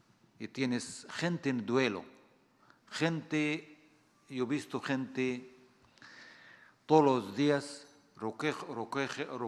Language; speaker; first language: Spanish; non-native, fluent; Arabic